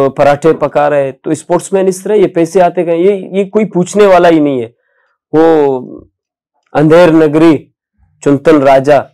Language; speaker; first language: Urdu; non-native, local second language; Baluchi